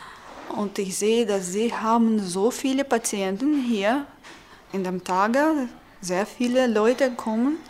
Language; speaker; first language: German; non-native, learner; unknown